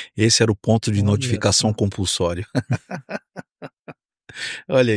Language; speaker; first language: Portuguese; native; Portuguese